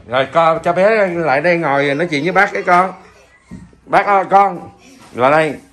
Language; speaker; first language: Vietnamese; native; Vietnamese